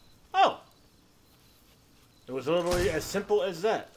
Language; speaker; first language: English; native; English